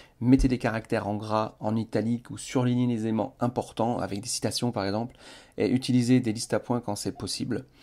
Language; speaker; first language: French; native; French